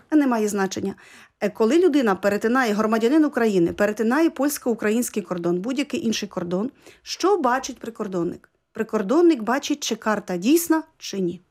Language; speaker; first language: Ukrainian; native; Ukrainian